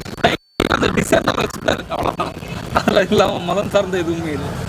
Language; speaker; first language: Tamil; native; Tamil